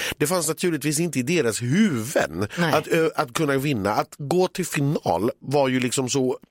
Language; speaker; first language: Swedish; native; Swedish